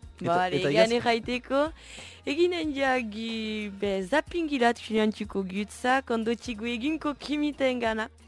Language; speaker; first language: Basque; native; Basque